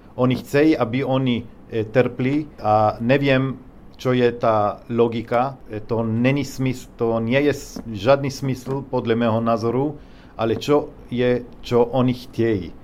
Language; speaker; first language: Czech; non-native, learner; Hebrew